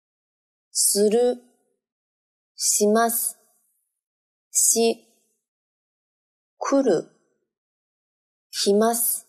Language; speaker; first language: Japanese; non-native, learner; Chinese